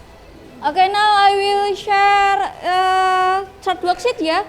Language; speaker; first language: English; non-native, learner; Indonesian